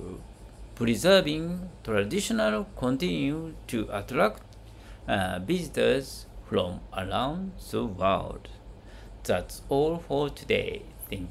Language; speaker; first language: English; non-native, learner; Japanese